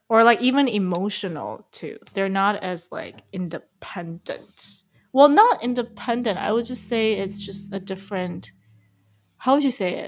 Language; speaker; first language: English; early bilingual, other home language; Chinese